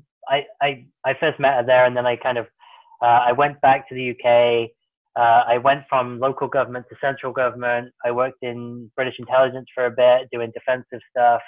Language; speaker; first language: English; native; English